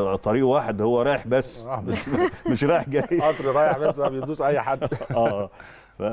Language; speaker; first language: Arabic; native; Arabic